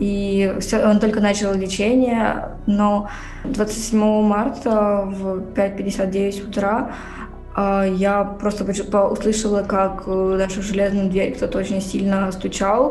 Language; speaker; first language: Russian; native; Russian